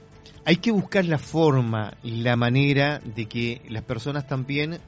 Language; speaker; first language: Spanish; native; Spanish